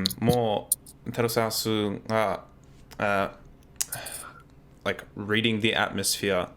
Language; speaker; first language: Japanese; non-native, learner; English